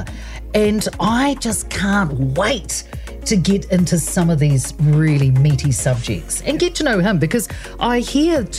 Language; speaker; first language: English; non-native, local second language; Samoan